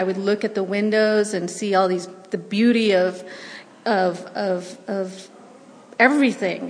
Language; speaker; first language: English; early bilingual, other home language; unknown